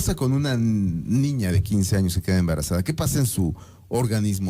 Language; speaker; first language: Spanish; native; Spanish